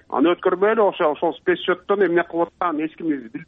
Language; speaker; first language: Kyrgyz; native; Kyrgyz